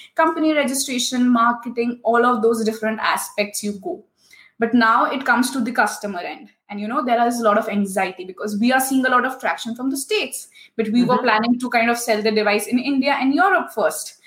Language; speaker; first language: English; non-native, local second language; Hindi